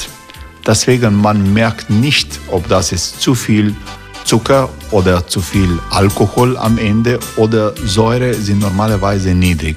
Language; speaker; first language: German; non-native, learner; Croatian